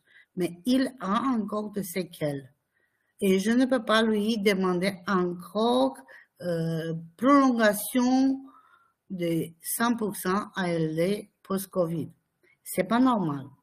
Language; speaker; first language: French; non-native, fluent; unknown